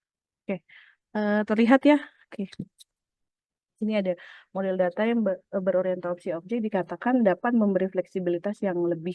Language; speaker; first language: Indonesian; native; Indonesian